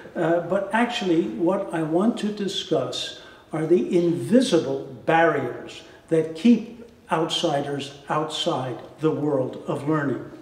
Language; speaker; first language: English; native; English